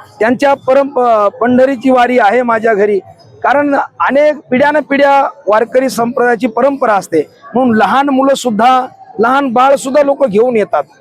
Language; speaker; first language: Marathi; native; Marathi